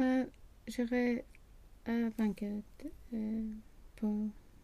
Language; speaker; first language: French; non-native, learner; Swedish